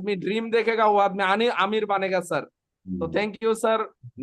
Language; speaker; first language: Hindi; non-native, learner; Bangla